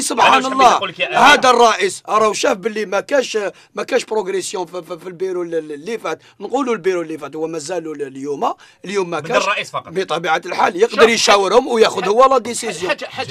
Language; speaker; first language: Arabic; native; Arabic